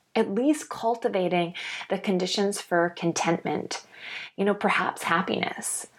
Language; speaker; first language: English; native; English